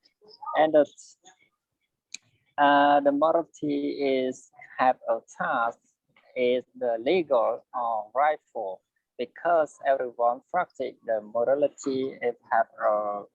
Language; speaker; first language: English; non-native, learner; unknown